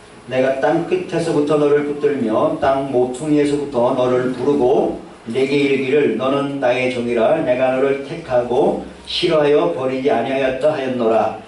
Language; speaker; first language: Korean; native; Korean